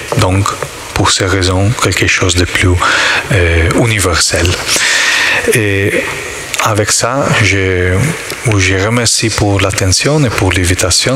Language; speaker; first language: French; non-native, learner; Italian